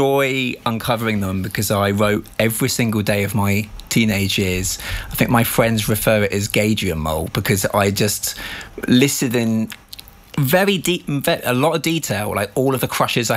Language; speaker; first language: English; native; English